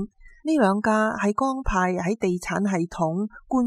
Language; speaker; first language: Chinese; non-native, local second language; Cantonese